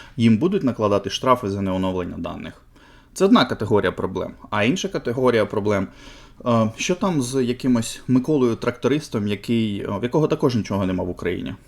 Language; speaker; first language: Ukrainian; native; Ukrainian